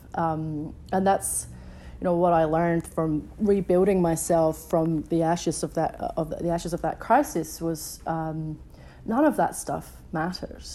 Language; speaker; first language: English; native; English